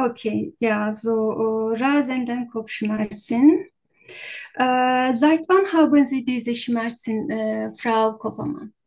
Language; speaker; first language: German; non-native, learner; Turkish